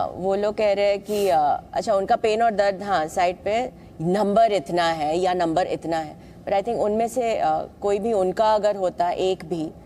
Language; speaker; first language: Hindi; non-native, local second language; Malayalam